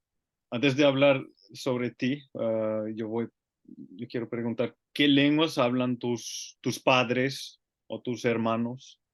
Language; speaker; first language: Spanish; non-native, learner; Finnish